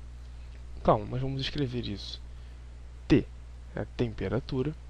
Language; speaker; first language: Portuguese; native; Portuguese